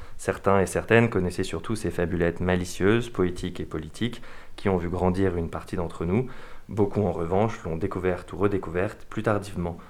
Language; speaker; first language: French; native; French